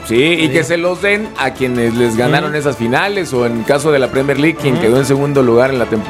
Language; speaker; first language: Spanish; native; Spanish